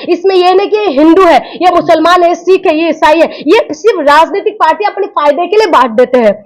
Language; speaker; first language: Hindi; non-native, local second language; Assamese